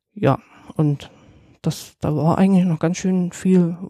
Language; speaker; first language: German; native; German